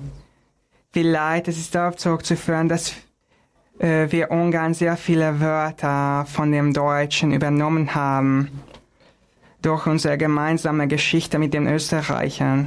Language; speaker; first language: German; non-native, fluent; Hungarian